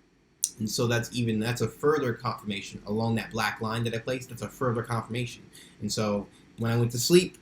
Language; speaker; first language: English; native; English